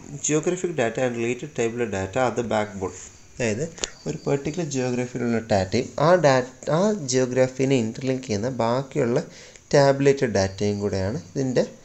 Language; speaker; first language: English; non-native, local second language; Malayalam